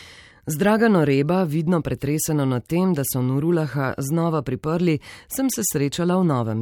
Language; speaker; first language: Slovenian; native; Slovenian